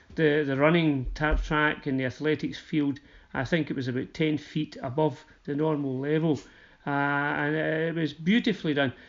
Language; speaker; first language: English; native; English